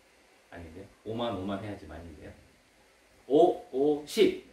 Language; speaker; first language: Korean; native; Korean